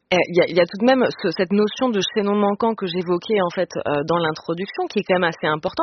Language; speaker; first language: French; native; French